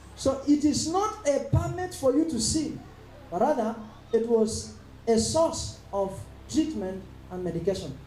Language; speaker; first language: English; non-native, local second language; Swahili